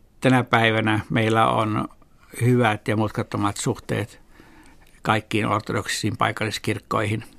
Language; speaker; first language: Finnish; native; Finnish